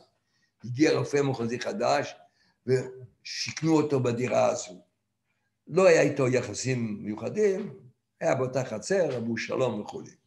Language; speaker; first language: Hebrew; non-native, fluent; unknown